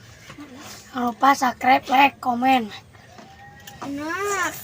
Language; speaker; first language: Indonesian; non-native, local second language; Sundanese